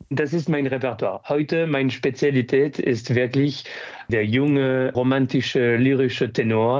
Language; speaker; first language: German; non-native, learner; French